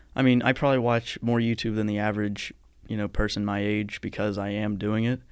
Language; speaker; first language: English; native; English